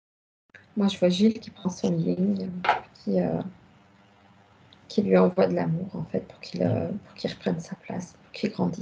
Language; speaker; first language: French; native; French